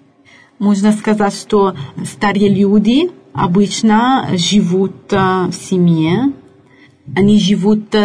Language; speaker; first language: Russian; non-native, fluent; Italian